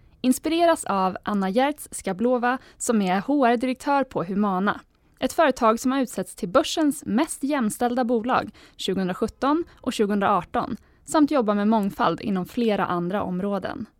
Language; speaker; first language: Swedish; native; Swedish